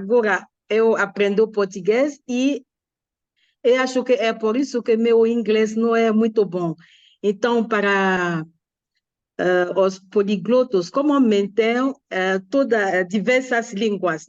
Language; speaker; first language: Portuguese; non-native, learner; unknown